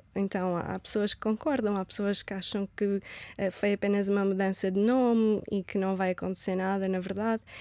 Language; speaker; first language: Portuguese; early bilingual, other home language; Romanian